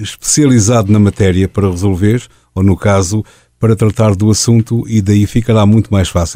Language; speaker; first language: Portuguese; native; Portuguese